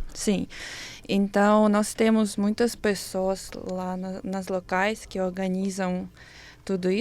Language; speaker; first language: Portuguese; non-native, learner; Ukrainian